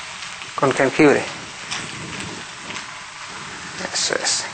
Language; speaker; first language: Spanish; non-native, learner; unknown